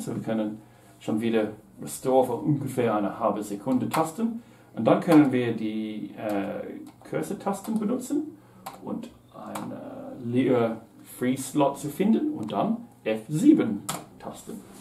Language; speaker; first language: German; non-native, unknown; English